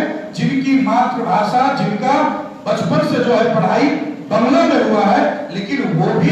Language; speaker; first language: Hindi; native; Hindi